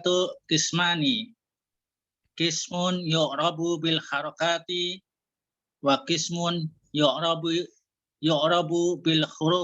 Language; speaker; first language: Arabic; non-native, learner; Indonesian